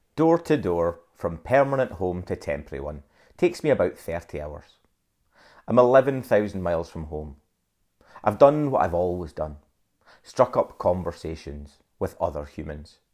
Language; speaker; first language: English; native; English